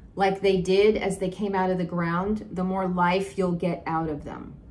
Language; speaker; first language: English; native; English